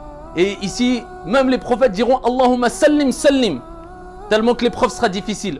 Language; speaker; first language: French; native; French